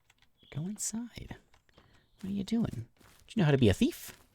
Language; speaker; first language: English; native; English